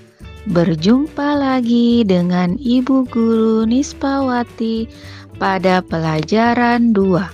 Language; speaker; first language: Indonesian; native; Indonesian